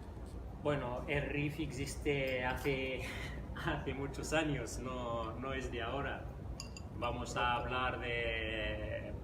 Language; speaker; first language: Spanish; non-native, fluent; Riffian